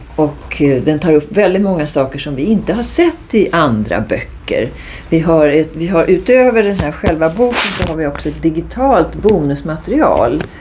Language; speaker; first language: Swedish; native; Swedish